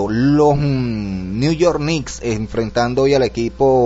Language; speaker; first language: Spanish; native; Spanish